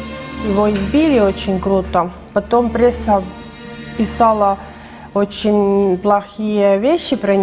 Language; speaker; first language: Russian; non-native, fluent; Estonian